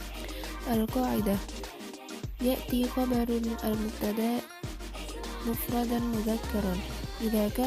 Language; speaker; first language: Arabic; non-native, learner; Indonesian